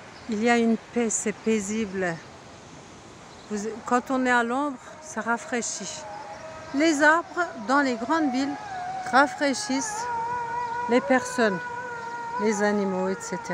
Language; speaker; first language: French; non-native, fluent; Turkish